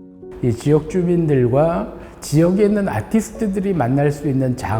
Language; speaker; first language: Korean; native; Korean